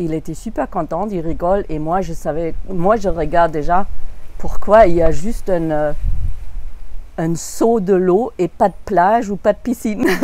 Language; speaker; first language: French; non-native, fluent; German